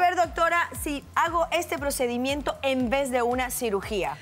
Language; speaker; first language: Spanish; native; Spanish